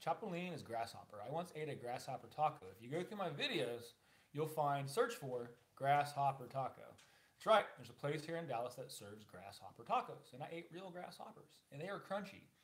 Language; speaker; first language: English; native; English